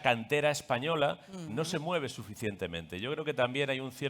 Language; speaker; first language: Spanish; native; Spanish